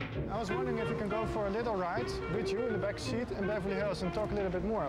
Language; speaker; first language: English; non-native, fluent; Dutch